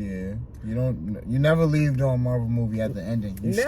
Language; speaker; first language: English; native; English